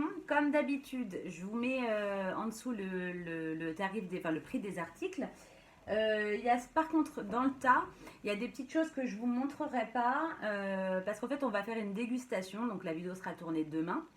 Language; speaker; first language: French; native; French